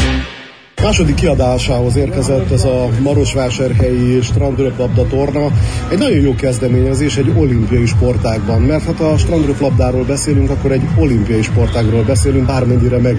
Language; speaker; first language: Hungarian; native; Hungarian